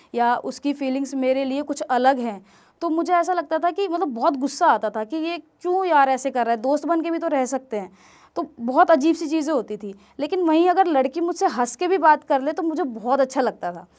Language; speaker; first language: Hindi; native; Hindi